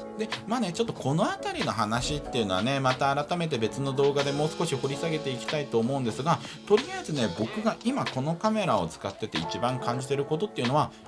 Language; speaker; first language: Japanese; native; Japanese